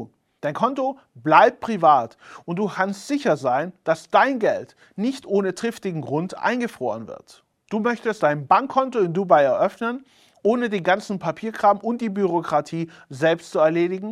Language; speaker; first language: German; native; German